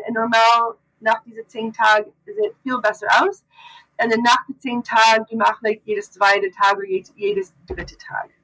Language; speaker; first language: German; non-native, learner; English